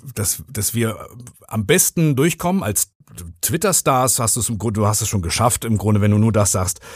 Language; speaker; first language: German; native; German